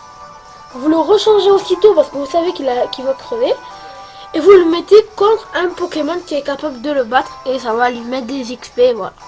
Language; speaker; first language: French; native; French